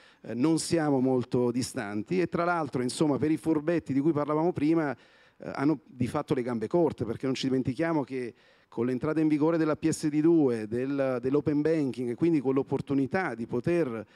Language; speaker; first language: Italian; native; Italian